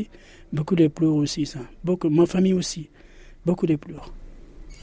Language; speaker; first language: French; non-native, learner; Persian